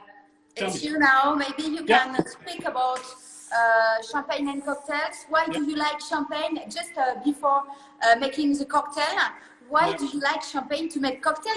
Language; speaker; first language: English; non-native, learner; French